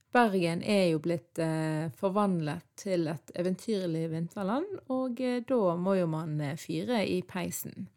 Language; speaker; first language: Norwegian; early bilingual, other home language; Arabic